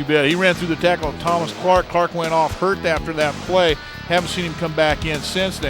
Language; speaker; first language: English; native; English